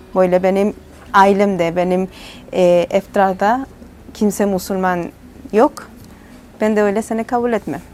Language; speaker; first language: Turkish; non-native, learner; Spanish